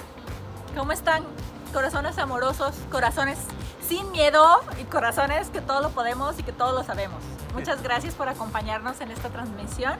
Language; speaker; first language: Spanish; native; Spanish